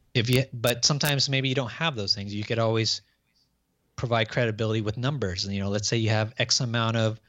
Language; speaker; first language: English; native; English